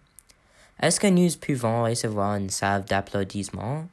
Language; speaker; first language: French; non-native, learner; English